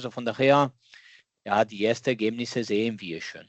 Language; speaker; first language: German; non-native, fluent; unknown